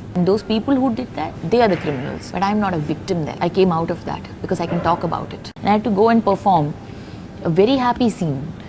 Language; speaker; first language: English; non-native, local second language; Malayalam